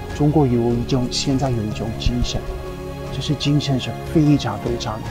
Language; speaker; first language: Chinese; non-native, fluent; English